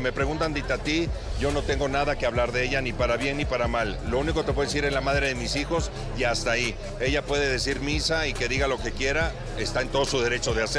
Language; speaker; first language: Spanish; native; Spanish